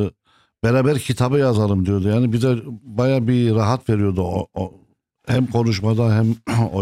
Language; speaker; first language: Turkish; non-native, fluent; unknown